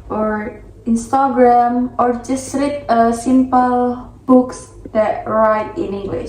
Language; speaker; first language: English; non-native, learner; Indonesian